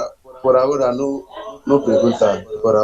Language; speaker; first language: Spanish; non-native, learner; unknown